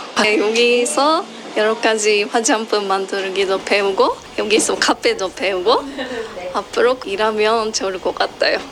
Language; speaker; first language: Korean; non-native, learner; Japanese